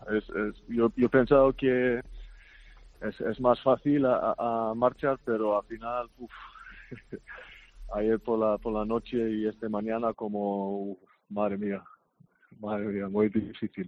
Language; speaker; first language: Spanish; non-native, fluent; Icelandic